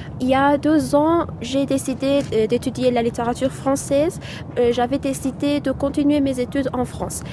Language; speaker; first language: French; non-native, fluent; Persian